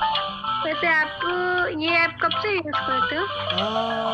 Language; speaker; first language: Hindi; non-native, local second language; Gujarati